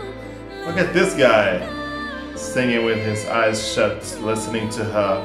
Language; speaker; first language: English; non-native, fluent; Portuguese